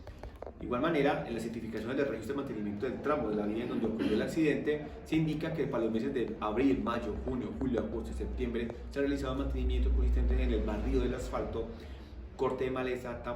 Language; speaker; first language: Spanish; native; Spanish